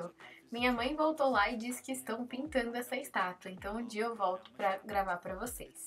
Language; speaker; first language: Portuguese; native; Portuguese